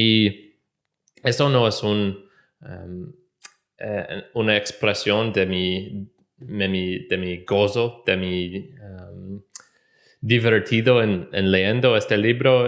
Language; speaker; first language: Spanish; non-native, learner; English